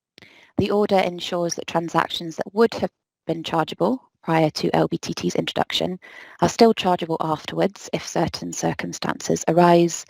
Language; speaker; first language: English; native; English